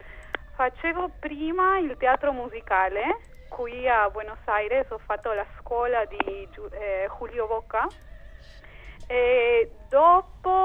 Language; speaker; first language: Italian; non-native, fluent; Spanish